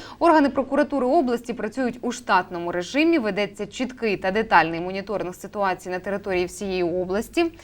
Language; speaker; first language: Ukrainian; native; Ukrainian